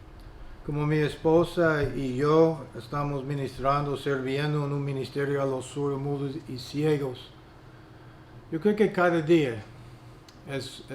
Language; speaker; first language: Spanish; non-native, fluent; English